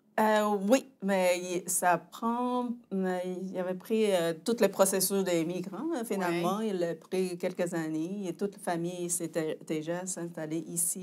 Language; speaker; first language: French; non-native, fluent; Chinese